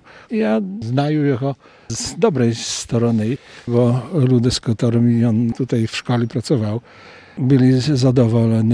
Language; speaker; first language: Polish; non-native, local second language; Ukrainian